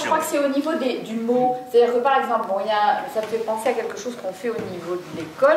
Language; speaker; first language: French; native; French